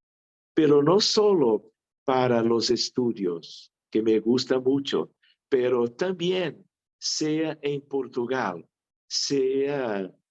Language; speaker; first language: Spanish; non-native, fluent; Portuguese